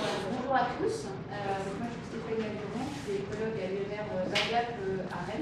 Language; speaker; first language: French; native; French